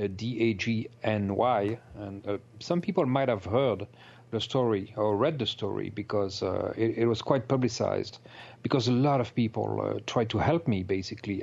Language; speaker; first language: English; non-native, fluent; French